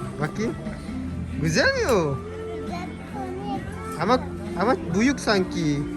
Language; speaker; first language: Turkish; non-native, learner; Indonesian